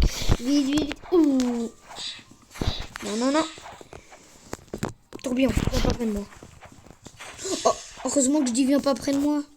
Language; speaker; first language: French; native; French